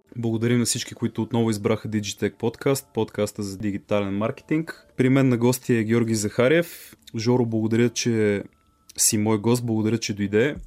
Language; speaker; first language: Bulgarian; native; Bulgarian